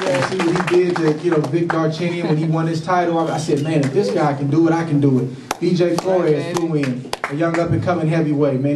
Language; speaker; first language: English; native; English